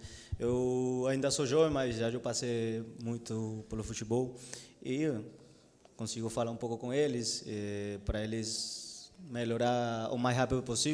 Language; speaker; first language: Portuguese; non-native, fluent; Spanish